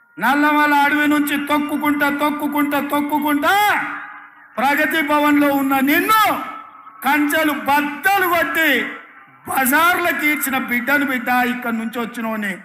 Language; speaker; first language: Telugu; native; Telugu